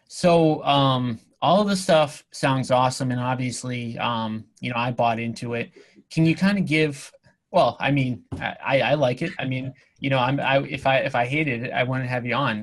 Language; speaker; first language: English; native; English